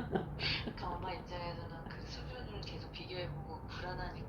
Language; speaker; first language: Korean; native; Korean